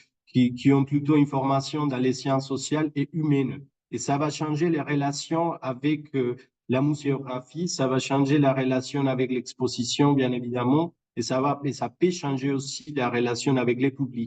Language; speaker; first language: French; non-native, fluent; Spanish